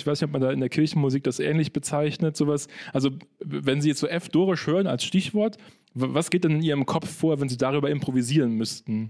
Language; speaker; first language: German; native; German